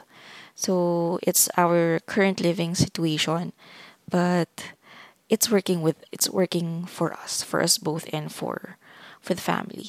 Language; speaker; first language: English; non-native, local second language; Filipino